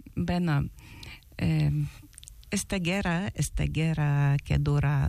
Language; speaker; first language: Spanish; non-native, learner; Ukrainian